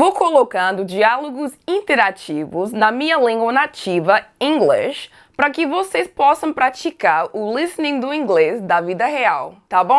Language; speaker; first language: Portuguese; non-native, fluent; English